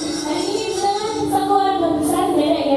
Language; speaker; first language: Indonesian; non-native, local second language; Javanese